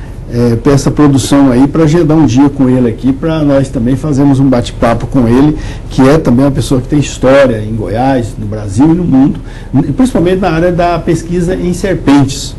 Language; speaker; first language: Portuguese; native; Portuguese